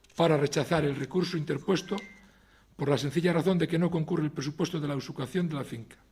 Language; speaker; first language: Spanish; native; Spanish